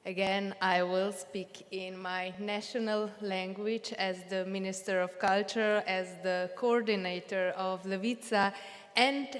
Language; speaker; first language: English; non-native, fluent; Slovenian